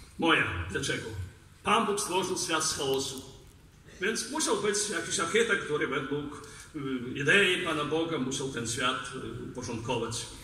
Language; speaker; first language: Polish; non-native, fluent; Belarusian